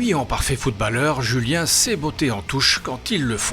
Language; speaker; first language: French; native; French